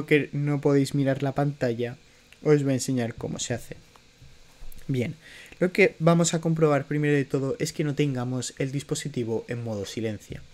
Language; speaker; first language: Spanish; native; Spanish